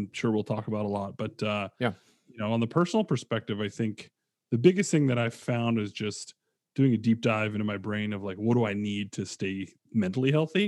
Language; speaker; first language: English; native; English